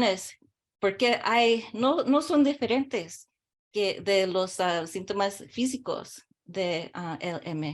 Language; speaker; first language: Spanish; early bilingual, heritage; English